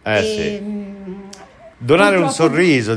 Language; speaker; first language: Italian; native; Italian